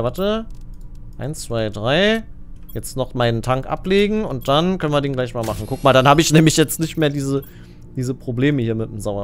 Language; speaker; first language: German; native; German